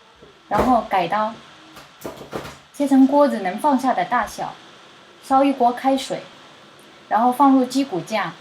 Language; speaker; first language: Chinese; native; Chinese